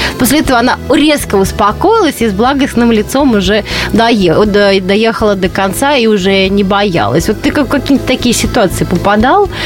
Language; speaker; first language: Russian; native; Russian